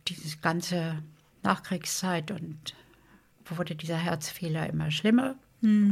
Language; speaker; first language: German; native; German